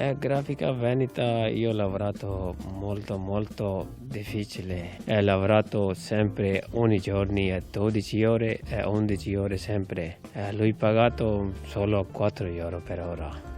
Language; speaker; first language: Italian; non-native, learner; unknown